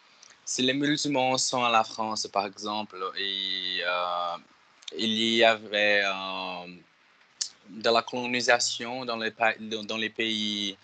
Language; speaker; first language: French; non-native, learner; Portuguese